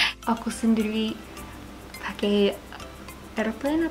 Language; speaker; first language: Indonesian; non-native, learner; English